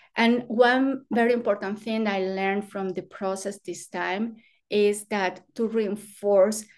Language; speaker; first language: English; non-native, fluent; Spanish